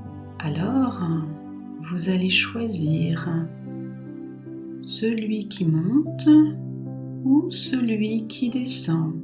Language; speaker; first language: French; native; French